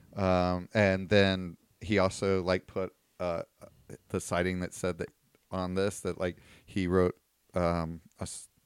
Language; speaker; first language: English; native; English